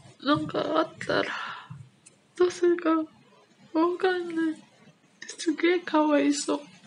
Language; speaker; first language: Japanese; non-native, learner; English